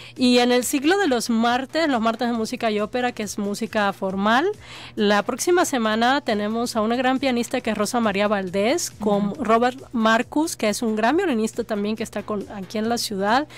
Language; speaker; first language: Spanish; native; Spanish